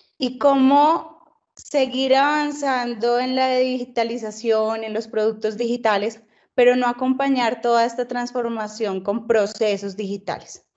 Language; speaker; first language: Spanish; native; Spanish